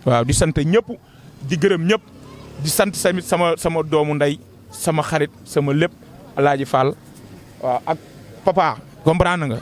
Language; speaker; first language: Wolof; native; Wolof